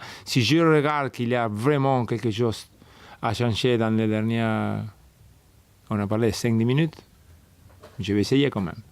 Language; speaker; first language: French; non-native, fluent; Spanish